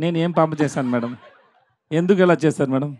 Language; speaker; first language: Telugu; non-native, learner; Tamil